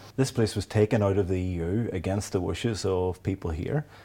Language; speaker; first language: English; native; English